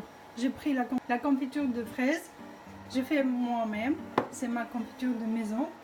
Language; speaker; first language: French; non-native, fluent; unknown